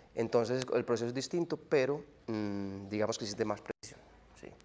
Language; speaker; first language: Spanish; native; Spanish